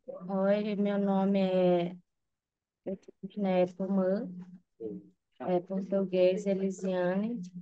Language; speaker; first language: Portuguese; non-native, local second language; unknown